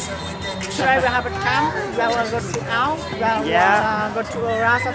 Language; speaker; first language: English; non-native, learner; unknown